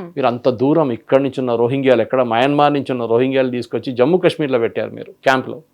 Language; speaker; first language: Telugu; non-native, local second language; Malayalam